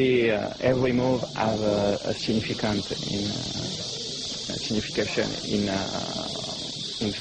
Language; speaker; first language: English; non-native, learner; French